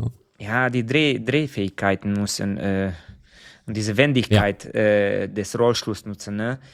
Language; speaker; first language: German; non-native, fluent; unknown